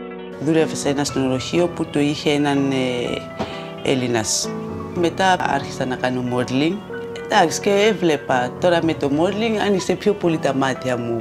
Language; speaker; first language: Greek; non-native, fluent; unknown